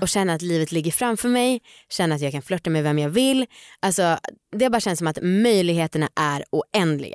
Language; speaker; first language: Swedish; native; Swedish